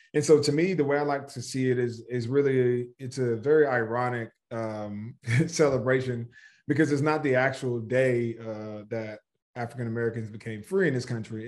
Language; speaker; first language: English; native; English